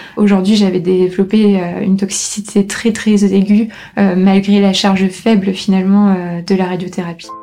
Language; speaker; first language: French; native; French